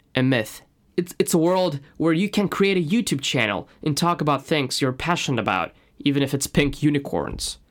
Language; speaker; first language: English; non-native, fluent; Russian